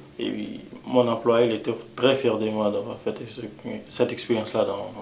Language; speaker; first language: French; non-native, local second language; Haitian Creole